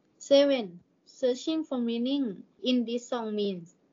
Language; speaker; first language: English; non-native, learner; Thai